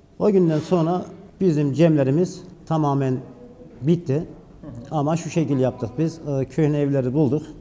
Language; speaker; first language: Turkish; native; Turkish